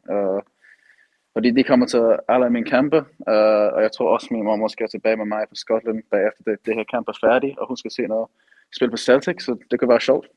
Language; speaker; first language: Danish; early bilingual, heritage; English